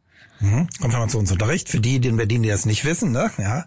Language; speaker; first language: German; native; German